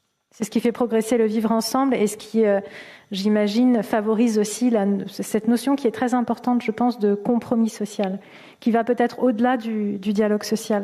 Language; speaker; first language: French; native; French